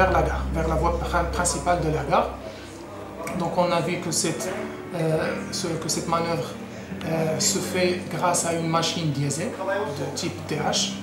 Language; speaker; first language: French; non-native, local second language; Arabic